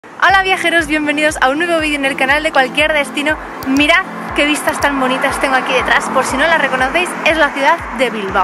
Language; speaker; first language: Spanish; native; Spanish